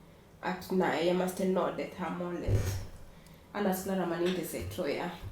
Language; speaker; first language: Swedish; non-native, fluent; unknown